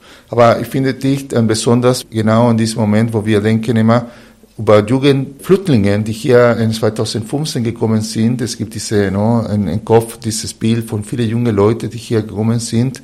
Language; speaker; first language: German; non-native, fluent; Spanish